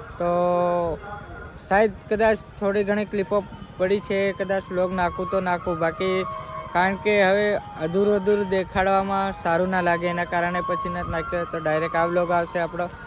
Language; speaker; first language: Gujarati; non-native, local second language; Bhili